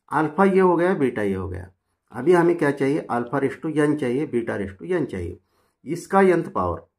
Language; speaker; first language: Hindi; non-native, local second language; Marathi